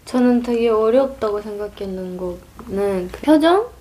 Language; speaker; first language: Korean; non-native, fluent; Japanese